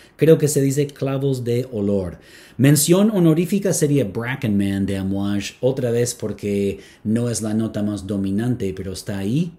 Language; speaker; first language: Spanish; non-native, fluent; English